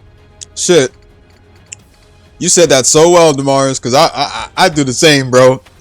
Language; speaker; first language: English; native; English